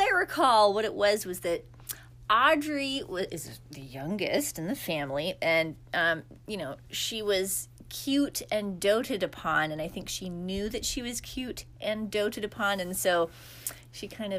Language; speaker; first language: English; native; English